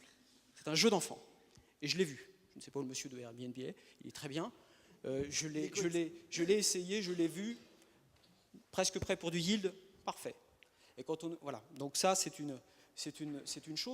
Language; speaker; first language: French; native; French